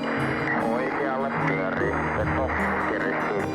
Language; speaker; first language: Finnish; native; Finnish